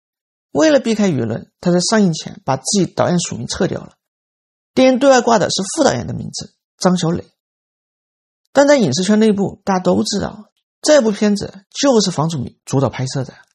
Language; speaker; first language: Chinese; native; Chinese